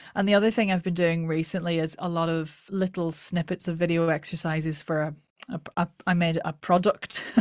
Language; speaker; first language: English; native; English